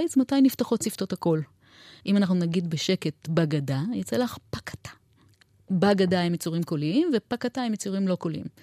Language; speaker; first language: Hebrew; native; Hebrew